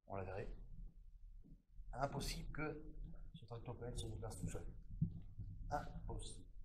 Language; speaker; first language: French; native; French